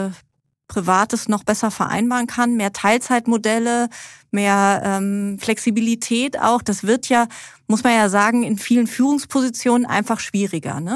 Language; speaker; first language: German; native; German